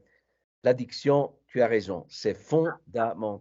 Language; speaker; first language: French; non-native, fluent; Italian